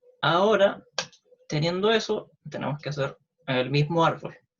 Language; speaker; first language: Spanish; native; Spanish